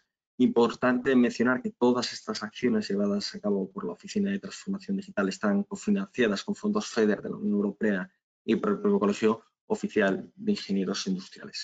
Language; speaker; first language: Spanish; native; Spanish